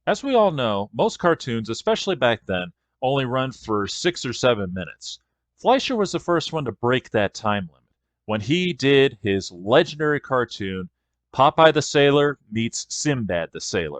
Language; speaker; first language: English; native; English